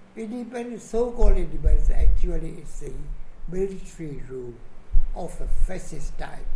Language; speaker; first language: English; non-native, fluent; Burmese